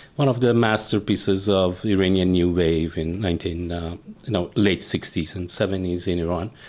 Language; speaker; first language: English; non-native, fluent; Persian